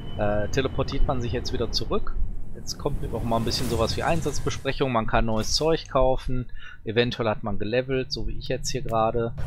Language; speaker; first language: German; native; German